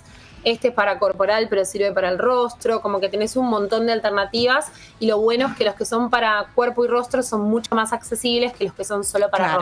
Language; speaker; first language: Spanish; native; Spanish